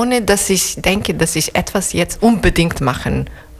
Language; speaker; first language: German; non-native, fluent; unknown